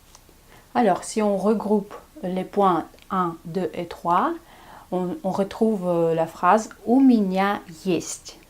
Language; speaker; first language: French; non-native, fluent; Russian